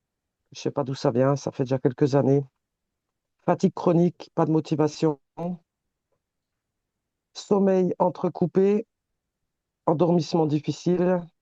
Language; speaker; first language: French; native; French